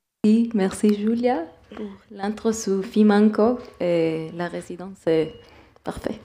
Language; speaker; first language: French; non-native, fluent; Spanish